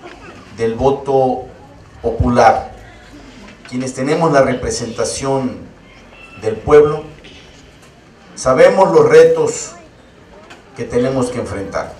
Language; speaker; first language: Spanish; native; Spanish